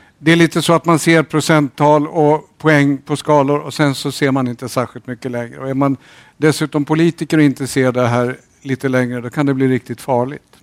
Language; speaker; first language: Swedish; native; Swedish